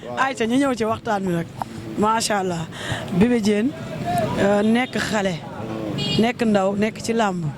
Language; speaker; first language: Wolof; native; Wolof